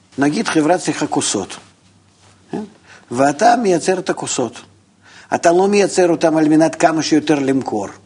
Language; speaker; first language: Hebrew; non-native, fluent; Russian